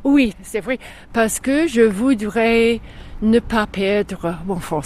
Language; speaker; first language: French; non-native, fluent; English